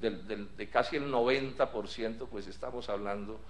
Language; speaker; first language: Spanish; native; Spanish